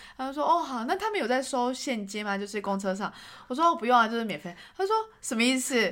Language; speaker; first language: Chinese; native; Chinese